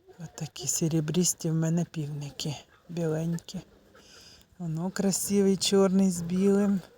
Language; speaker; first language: Ukrainian; non-native, local second language; Russian